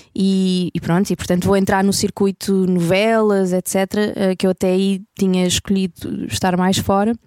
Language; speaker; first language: Portuguese; native; Portuguese